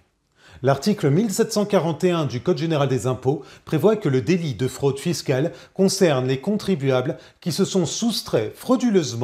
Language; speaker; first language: French; native; French